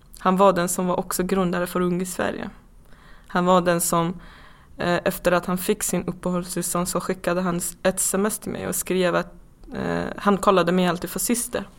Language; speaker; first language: Swedish; non-native, fluent; Persian